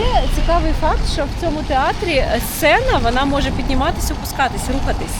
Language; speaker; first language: Ukrainian; native; Ukrainian